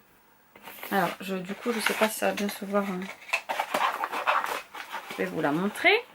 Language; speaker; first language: French; native; French